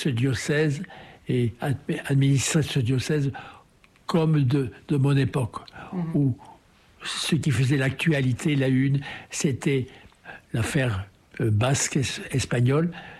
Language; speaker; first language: French; native; French